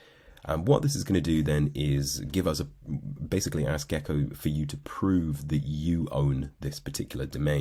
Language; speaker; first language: English; native; English